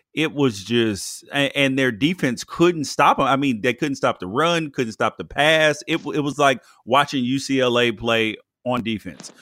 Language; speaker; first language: English; native; English